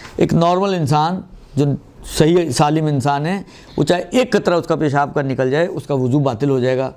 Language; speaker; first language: Urdu; non-native, local second language; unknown